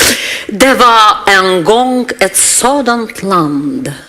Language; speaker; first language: Swedish; non-native, learner; Ukrainian